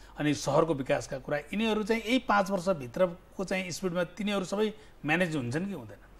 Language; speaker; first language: Nepali; native; Nepali